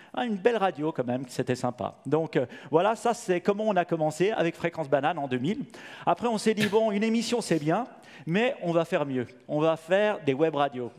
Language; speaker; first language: French; native; French